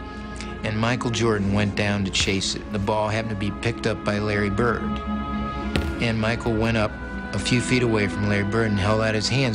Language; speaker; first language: English; native; English